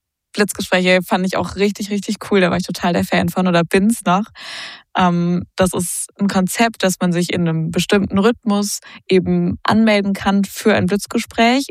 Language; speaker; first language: German; native; German